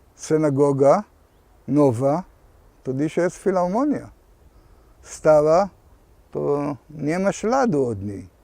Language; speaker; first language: Polish; early bilingual, heritage; Polish